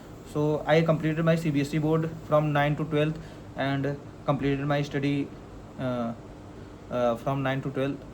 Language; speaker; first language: English; non-native, learner; Hindi